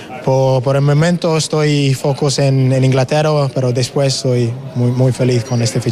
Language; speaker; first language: Spanish; non-native, learner; English